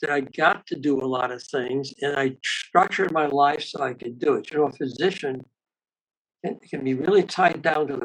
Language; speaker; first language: English; native; English